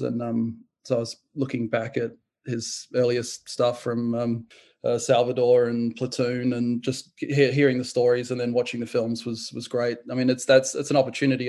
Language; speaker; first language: English; native; English